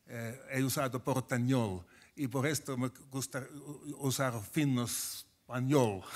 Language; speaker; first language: Spanish; non-native, fluent; Finnish